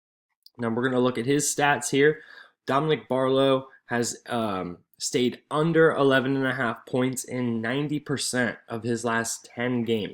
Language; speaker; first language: English; native; English